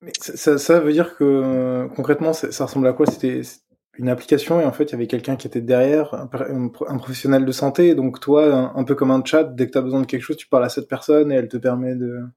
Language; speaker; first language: French; native; French